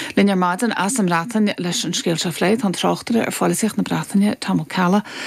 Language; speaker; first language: Irish; native; Irish